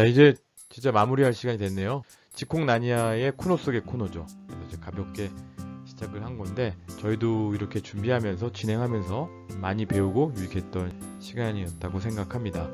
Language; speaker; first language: Korean; native; Korean